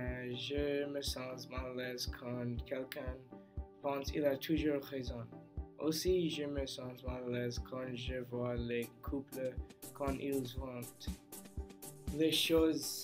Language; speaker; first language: French; non-native, learner; English